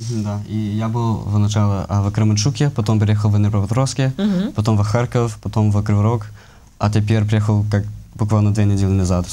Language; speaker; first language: Russian; non-native, learner; English